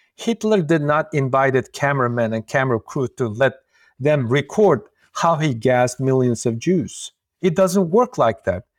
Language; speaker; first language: English; non-native, fluent; Uyghur